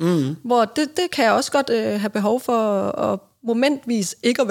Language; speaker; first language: Danish; native; Danish